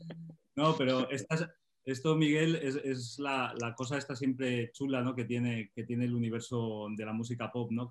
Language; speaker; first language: Spanish; native; Spanish